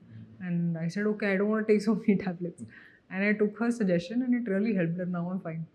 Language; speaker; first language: Telugu; non-native, fluent; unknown